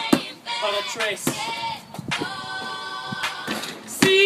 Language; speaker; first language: Spanish; non-native, learner; English